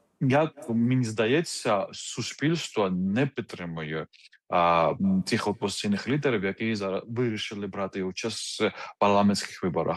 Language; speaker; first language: Ukrainian; non-native, fluent; Georgian